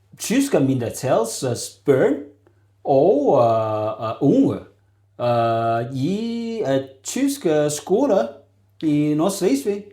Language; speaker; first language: Danish; non-native, learner; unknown